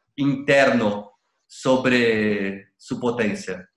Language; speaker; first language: Spanish; non-native, learner; Portuguese